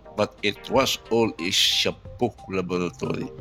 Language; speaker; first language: English; non-native, local second language; Cebuano